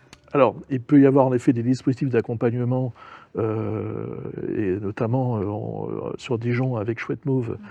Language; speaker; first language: French; native; French